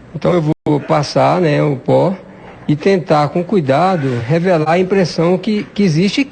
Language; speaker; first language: Portuguese; native; Portuguese